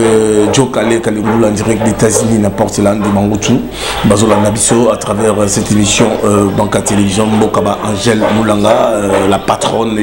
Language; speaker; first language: French; non-native, local second language; Lingala